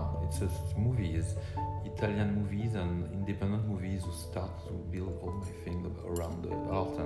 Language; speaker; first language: English; non-native, learner; French